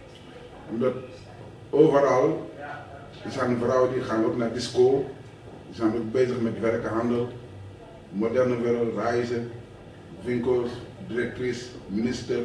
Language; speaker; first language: Dutch; non-native, fluent; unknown